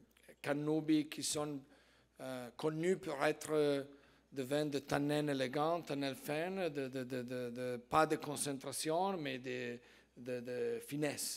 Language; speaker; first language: French; non-native, fluent; Italian